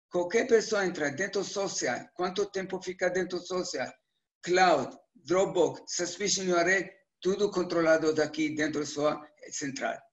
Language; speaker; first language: Portuguese; non-native, learner; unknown